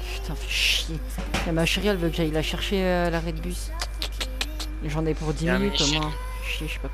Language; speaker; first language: French; native; French